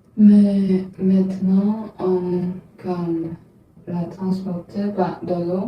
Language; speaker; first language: French; non-native, learner; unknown